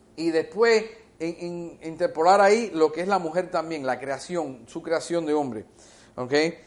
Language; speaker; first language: Spanish; early bilingual, heritage; Spanish